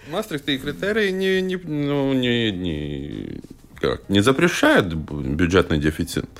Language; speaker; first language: Russian; non-native, local second language; Latvian